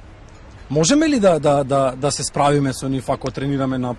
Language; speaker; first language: Macedonian; native; Macedonian